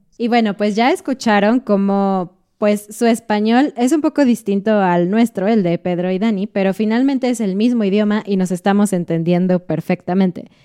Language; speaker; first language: Spanish; native; Spanish